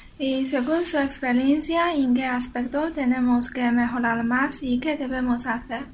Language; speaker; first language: Spanish; non-native, learner; Chinese